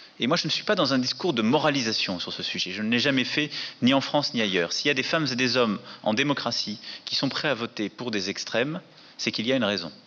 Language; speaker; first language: French; native; French